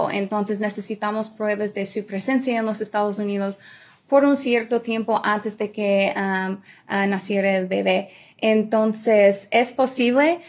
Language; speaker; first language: Spanish; early bilingual, other home language; English